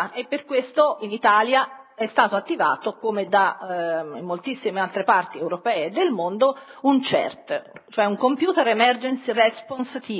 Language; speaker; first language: Italian; native; Italian